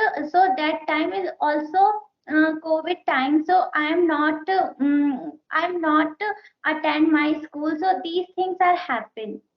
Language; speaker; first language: English; non-native, learner; Hindi